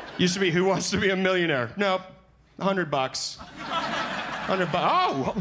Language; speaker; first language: English; native; English